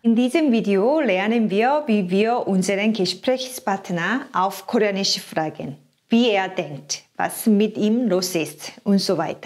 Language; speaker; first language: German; non-native, fluent; Korean